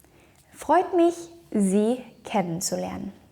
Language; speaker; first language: German; non-native, fluent; Indonesian